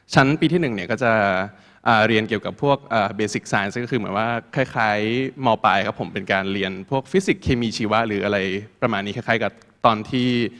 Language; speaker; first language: Thai; native; Thai